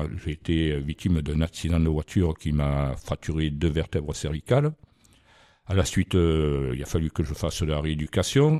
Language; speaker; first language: French; native; French